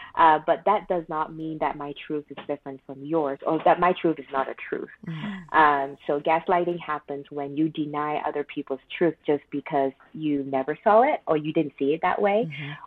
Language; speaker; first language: English; non-native, local second language; Chinese